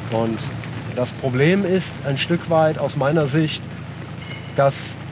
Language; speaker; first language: German; non-native, local second language; Italian